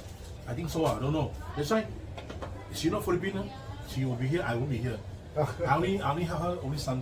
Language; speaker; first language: English; non-native, learner; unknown